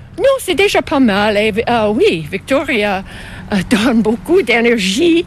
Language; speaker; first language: French; non-native, fluent; English